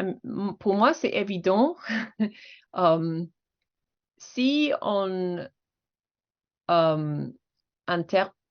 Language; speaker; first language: French; non-native, fluent; English